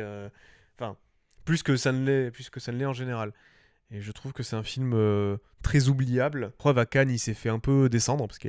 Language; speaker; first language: French; native; French